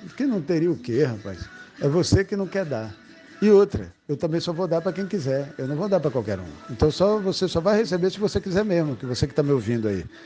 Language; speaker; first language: Portuguese; native; Portuguese